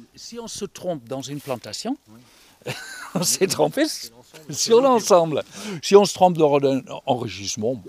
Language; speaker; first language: French; non-native, fluent; German